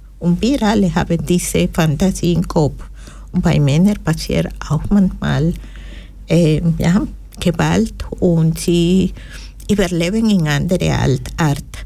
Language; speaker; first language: German; non-native, learner; Spanish